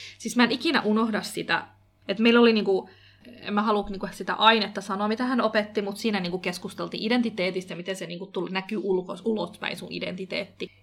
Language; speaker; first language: Finnish; early bilingual, other home language; Kurdish